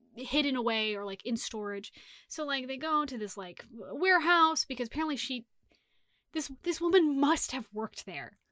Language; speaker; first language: English; native; English